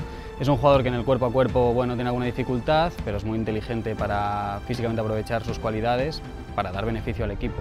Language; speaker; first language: Spanish; native; Spanish